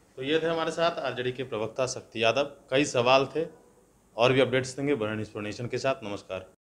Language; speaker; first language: Hindi; native; Hindi